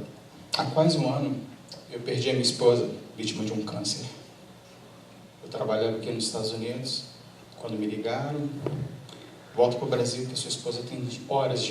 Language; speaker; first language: Portuguese; native; Portuguese